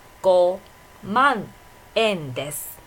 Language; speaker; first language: Japanese; non-native, fluent; Chinese